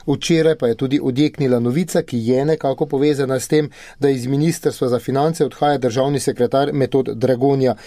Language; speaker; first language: Slovenian; native; Slovenian